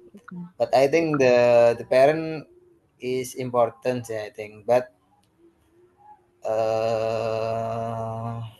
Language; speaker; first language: English; non-native, learner; Indonesian